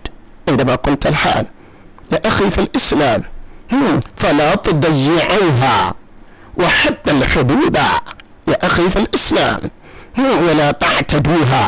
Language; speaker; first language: Arabic; non-native, learner; Yoruba